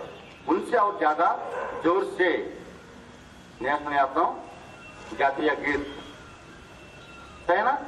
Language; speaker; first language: Hindi; non-native, local second language; Kannada